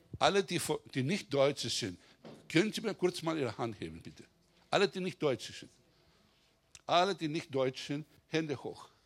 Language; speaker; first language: German; non-native, fluent; Greek